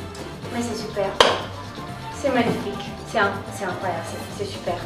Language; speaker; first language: French; non-native, fluent; Portuguese